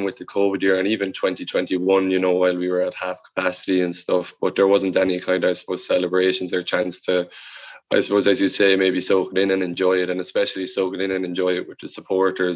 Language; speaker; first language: English; native; English